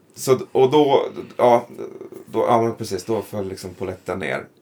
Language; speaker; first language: Swedish; native; Swedish